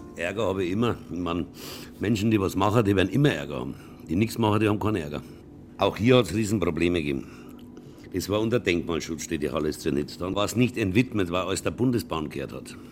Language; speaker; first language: German; native; German